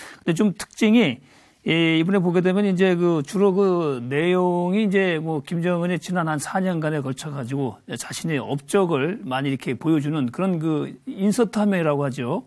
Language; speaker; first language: Korean; native; Korean